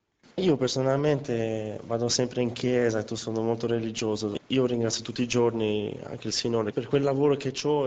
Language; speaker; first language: Italian; non-native, fluent; French